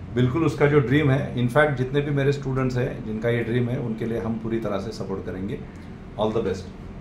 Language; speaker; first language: Hindi; non-native, local second language; Marathi